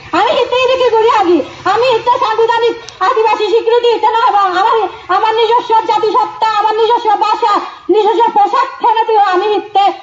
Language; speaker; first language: Bangla; non-native, local second language; Chakma